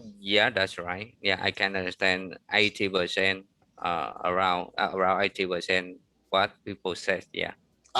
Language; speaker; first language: English; non-native, learner; Vietnamese